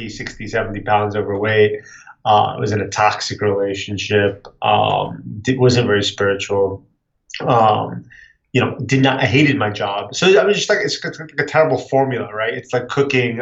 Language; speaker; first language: English; native; English